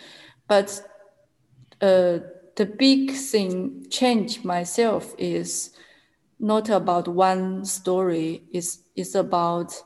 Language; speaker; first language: English; non-native, learner; Chinese